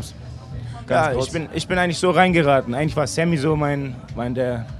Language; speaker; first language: German; native; German